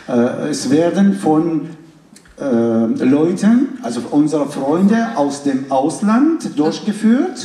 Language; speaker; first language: German; non-native, fluent; Arabic